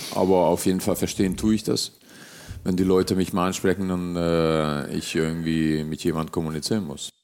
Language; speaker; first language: German; early bilingual, other home language; Hungarian